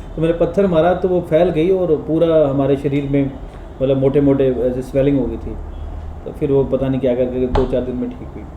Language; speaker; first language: Hindi; non-native, local second language; Punjabi